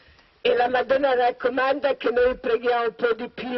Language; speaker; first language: Italian; non-native, learner; Croatian